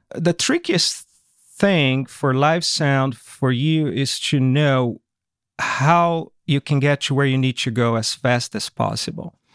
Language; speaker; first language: English; non-native, fluent; Portuguese